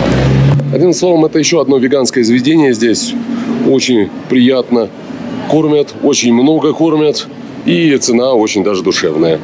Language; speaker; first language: Russian; native; Russian